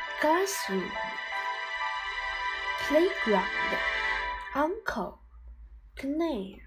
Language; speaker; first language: English; non-native, fluent; Chinese